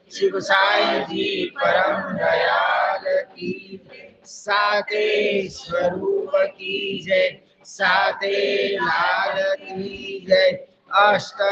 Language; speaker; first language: Hindi; non-native, local second language; Gujarati